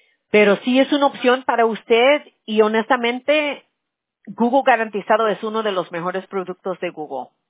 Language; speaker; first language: Spanish; early bilingual, heritage; Spanish